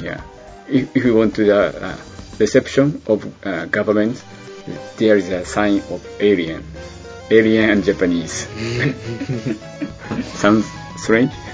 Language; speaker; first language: English; non-native, learner; Japanese